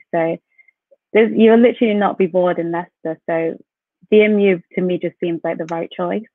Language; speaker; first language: English; native; English